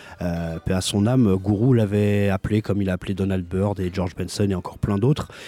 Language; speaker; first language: French; native; French